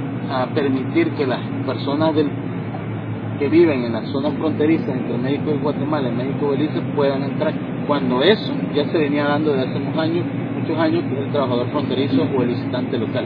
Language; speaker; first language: Spanish; native; Spanish